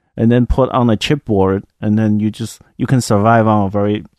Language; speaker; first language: English; non-native, fluent; Chinese